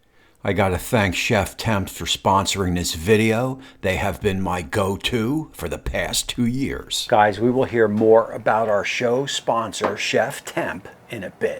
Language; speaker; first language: English; native; English